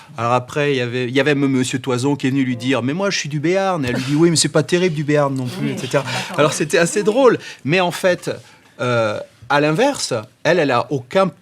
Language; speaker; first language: French; native; French